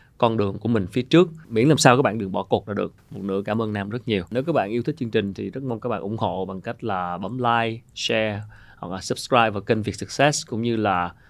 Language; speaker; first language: Vietnamese; native; Vietnamese